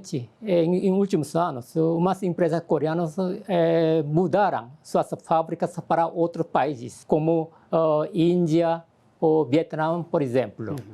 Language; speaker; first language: Portuguese; non-native, learner; Korean